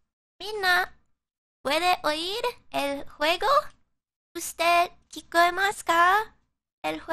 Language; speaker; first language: Spanish; non-native, learner; English